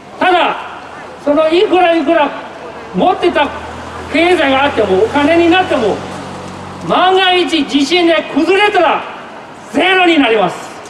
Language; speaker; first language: Japanese; non-native, fluent; Burmese